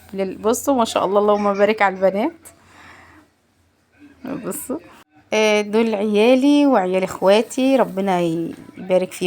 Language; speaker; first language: Arabic; native; Arabic